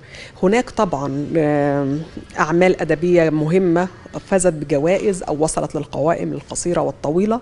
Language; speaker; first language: Arabic; native; Arabic